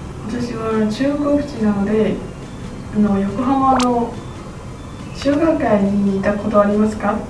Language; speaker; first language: Japanese; non-native, learner; Chinese